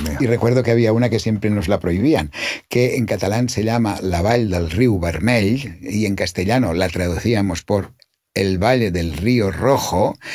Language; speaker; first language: Spanish; non-native, local second language; Catalan